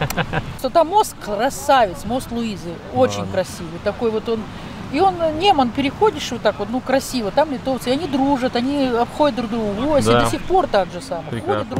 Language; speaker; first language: Russian; native; Russian